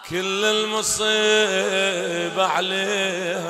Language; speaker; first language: Arabic; native; Arabic